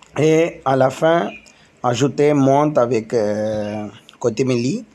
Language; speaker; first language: French; non-native, learner; Tamil